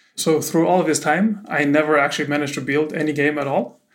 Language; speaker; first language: English; non-native, fluent; German